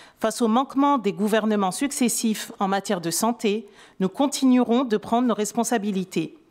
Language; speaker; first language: French; native; French